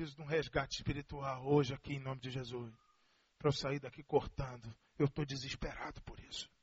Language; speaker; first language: Portuguese; native; Portuguese